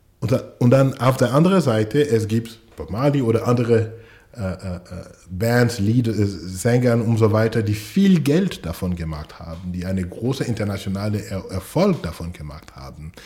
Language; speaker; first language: German; non-native, fluent; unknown